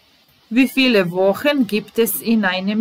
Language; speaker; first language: German; non-native, fluent; Serbian